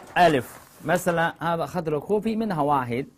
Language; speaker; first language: Arabic; non-native, learner; Chinese